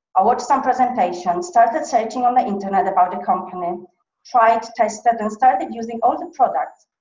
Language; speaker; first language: English; non-native, fluent; Polish